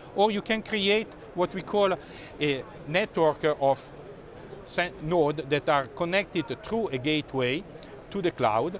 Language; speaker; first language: English; non-native, fluent; Italian